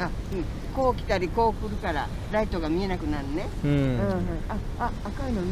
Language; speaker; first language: Japanese; native; Japanese